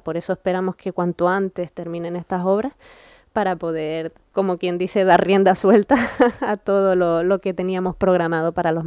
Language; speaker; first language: Spanish; native; Spanish